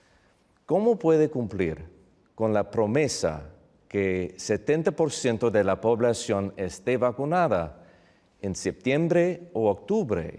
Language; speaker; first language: Spanish; non-native, fluent; English